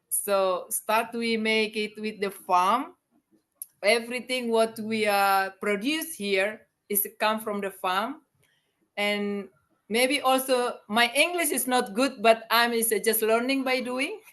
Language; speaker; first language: English; non-native, learner; Indonesian